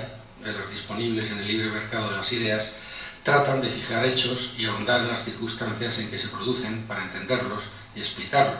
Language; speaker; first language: Spanish; native; Spanish